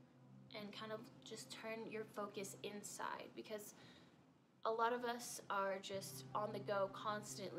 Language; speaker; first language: English; native; English